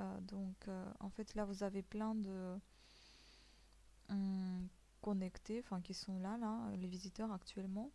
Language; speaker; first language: French; native; French